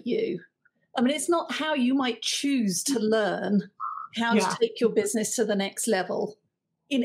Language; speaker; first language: English; native; English